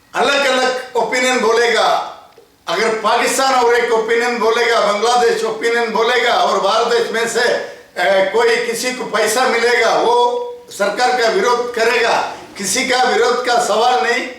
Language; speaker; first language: Hindi; non-native, local second language; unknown